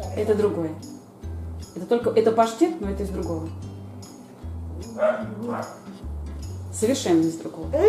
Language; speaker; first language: Russian; native; Russian